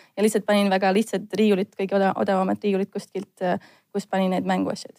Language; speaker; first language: Estonian; non-native, fluent; Latvian